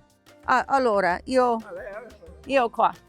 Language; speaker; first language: Italian; non-native, learner; English